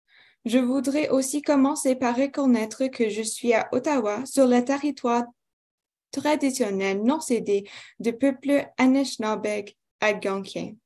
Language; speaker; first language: French; non-native, local second language; English